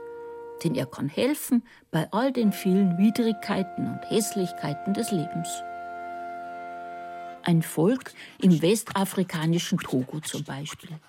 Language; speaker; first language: German; native; German